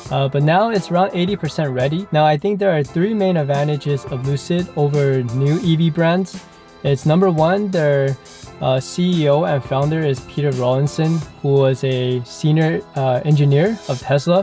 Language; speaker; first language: English; early bilingual, other home language; Chinese